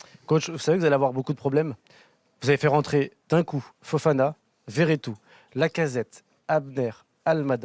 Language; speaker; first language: French; native; French